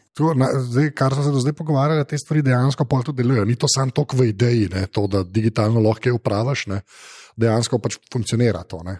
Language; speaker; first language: Slovenian; native; Slovenian